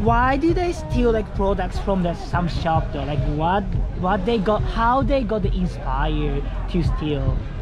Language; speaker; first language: English; non-native, learner; Japanese